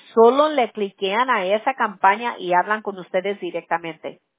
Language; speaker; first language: Spanish; early bilingual, other home language; English